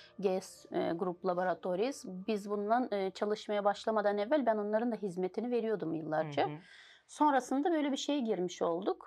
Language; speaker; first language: Turkish; non-native, fluent; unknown